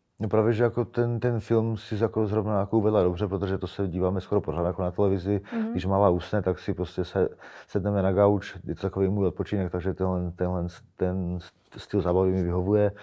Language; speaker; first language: Czech; native; Czech